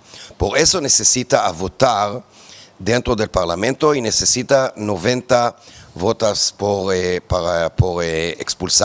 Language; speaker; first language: Spanish; non-native, fluent; Hebrew